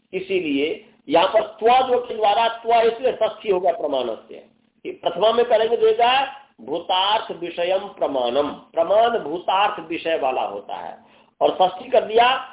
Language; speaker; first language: Hindi; native; Hindi